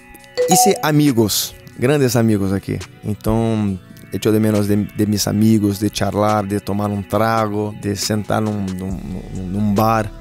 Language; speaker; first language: Spanish; non-native, fluent; Portuguese